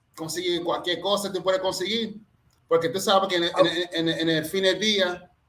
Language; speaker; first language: Spanish; non-native, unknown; English